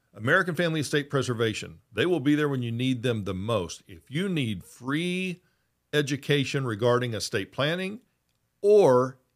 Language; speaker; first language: English; native; English